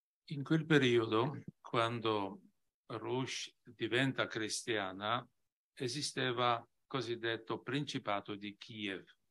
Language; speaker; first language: Italian; non-native, fluent; Polish